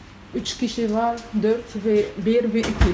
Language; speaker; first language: Turkish; non-native, learner; Arabic